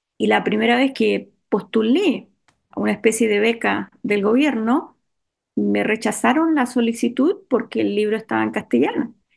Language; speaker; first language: Spanish; native; Spanish